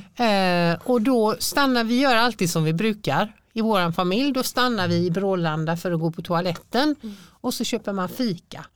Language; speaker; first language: Swedish; native; Swedish